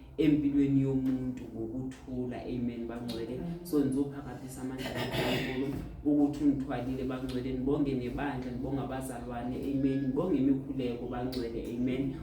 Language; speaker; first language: Zulu; non-native, local second language; Xhosa